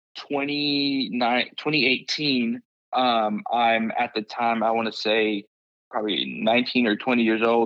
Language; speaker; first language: English; early bilingual, other home language; Spanish